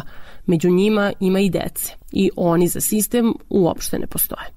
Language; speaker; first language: Serbian; native; Serbian